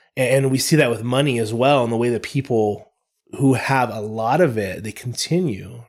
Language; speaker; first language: English; native; English